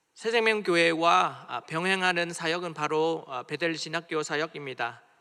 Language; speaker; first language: Korean; non-native, fluent; Vietnamese